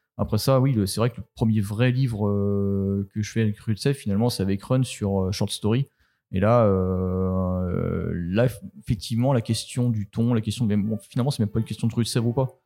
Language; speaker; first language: French; native; French